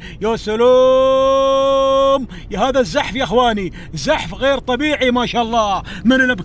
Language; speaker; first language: Arabic; native; Arabic